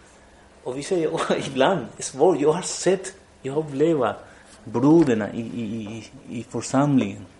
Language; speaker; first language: Swedish; non-native, fluent; Spanish